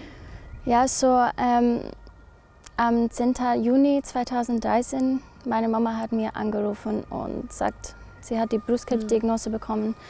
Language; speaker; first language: German; non-native, learner; English